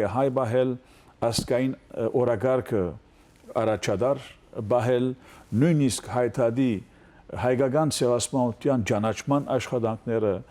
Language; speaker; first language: Armenian; early bilingual, heritage; Armenian